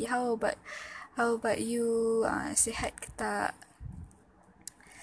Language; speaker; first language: English; non-native, local second language; Malay